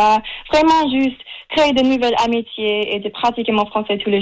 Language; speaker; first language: French; non-native, fluent; Russian